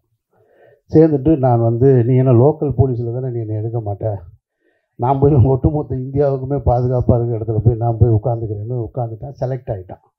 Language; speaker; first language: Tamil; native; Tamil